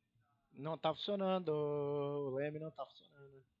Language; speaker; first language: Portuguese; native; Portuguese